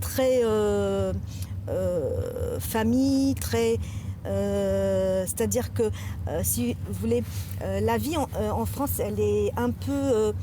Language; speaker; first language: French; non-native, local second language; Arabic